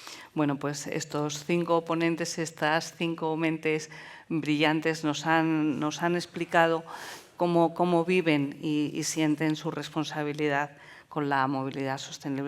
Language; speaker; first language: Spanish; native; Spanish